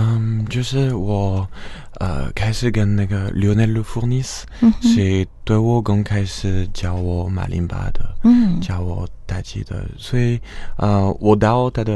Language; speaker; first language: Chinese; non-native, fluent; French